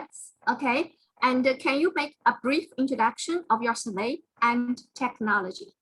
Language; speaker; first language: English; non-native, fluent; Chinese